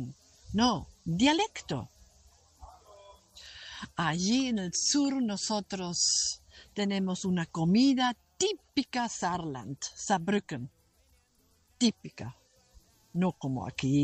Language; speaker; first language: Spanish; non-native, local second language; German